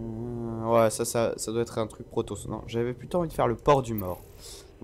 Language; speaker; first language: French; native; French